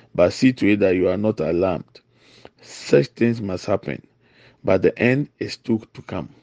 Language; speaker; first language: English; non-native, local second language; Akan